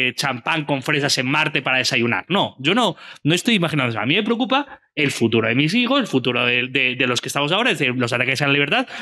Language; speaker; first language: Spanish; native; Spanish